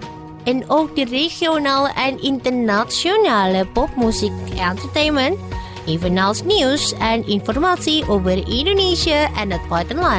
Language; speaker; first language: Dutch; non-native, fluent; Indonesian